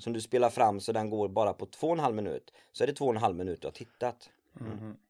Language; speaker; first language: Swedish; native; Swedish